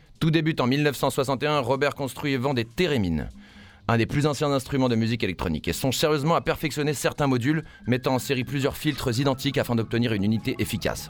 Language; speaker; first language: French; native; French